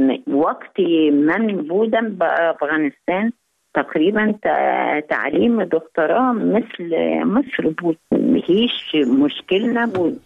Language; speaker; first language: Persian; non-native, learner; Arabic